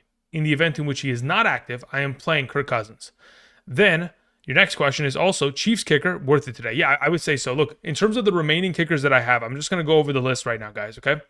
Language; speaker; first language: English; native; English